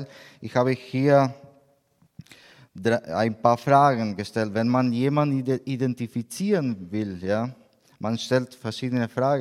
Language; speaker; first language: German; non-native, learner; Spanish